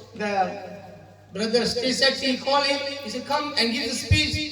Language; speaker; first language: English; non-native, local second language; Urdu